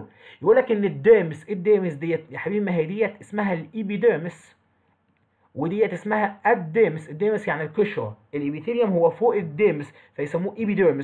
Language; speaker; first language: Arabic; native; Arabic